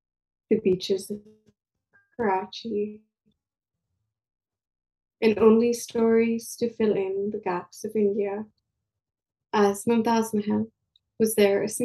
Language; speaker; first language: English; non-native, local second language; Urdu